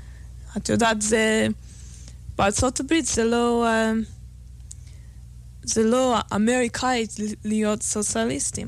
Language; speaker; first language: Hebrew; non-native, fluent; English